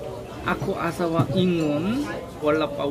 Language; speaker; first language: Cebuano; non-native, learner; Korean